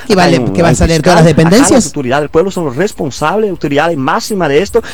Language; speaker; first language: Spanish; native; Spanish